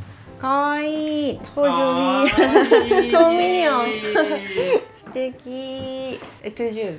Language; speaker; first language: French; non-native, learner; Japanese